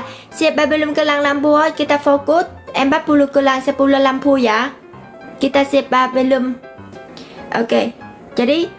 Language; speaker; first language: Indonesian; non-native, learner; Vietnamese